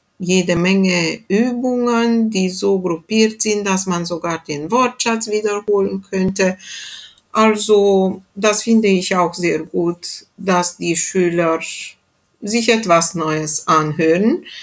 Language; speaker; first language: German; non-native, fluent; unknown